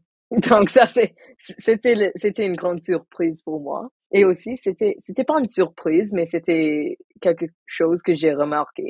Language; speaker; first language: French; non-native, local second language; English